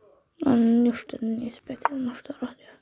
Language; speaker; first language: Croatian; early bilingual, heritage; Croatian